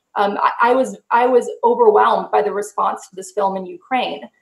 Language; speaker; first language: English; native; English